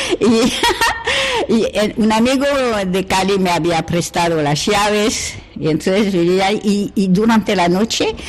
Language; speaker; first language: Spanish; non-native, fluent; French